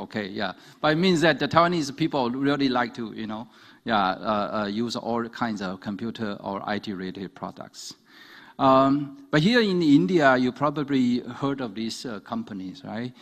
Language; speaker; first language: English; non-native, fluent; Chinese